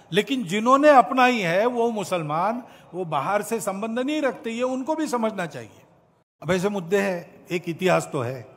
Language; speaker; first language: Hindi; non-native, local second language; Marathi